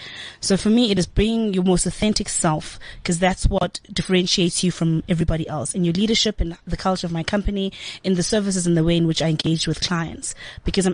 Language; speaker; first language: English; non-native, local second language; Zulu